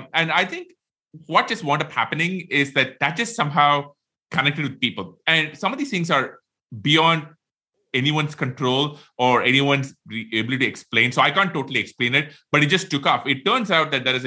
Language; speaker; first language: English; non-native, local second language; Tamil